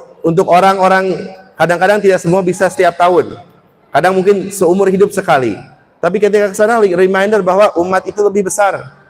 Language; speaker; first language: Indonesian; early bilingual, heritage; Indonesian